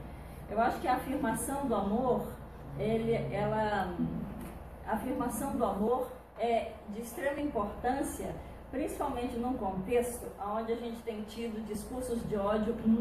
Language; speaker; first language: Portuguese; native; Portuguese